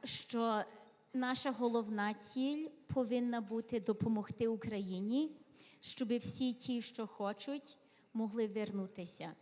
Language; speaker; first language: Ukrainian; early bilingual, heritage; Ukrainian